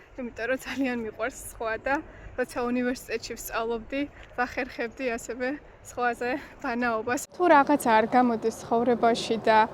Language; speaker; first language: Georgian; native; Georgian